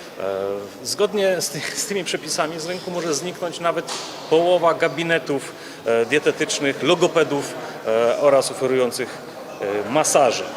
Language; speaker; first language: Polish; native; Polish